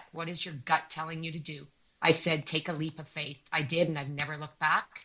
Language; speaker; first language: English; native; English